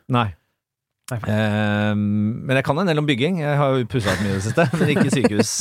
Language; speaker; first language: Norwegian; early bilingual, other home language; Persian